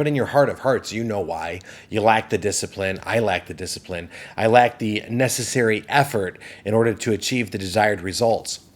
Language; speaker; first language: English; native; English